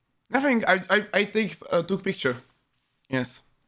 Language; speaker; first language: English; non-native, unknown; Czech